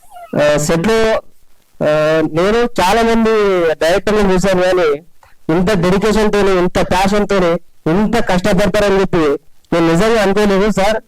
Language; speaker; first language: Telugu; native; Telugu